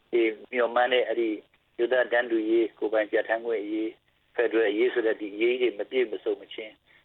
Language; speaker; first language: Burmese; non-native, local second language; S'gaw Karen